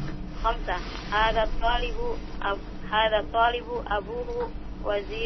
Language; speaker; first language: Arabic; non-native, learner; Indonesian